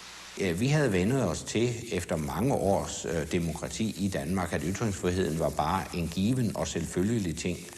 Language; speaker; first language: Danish; native; Danish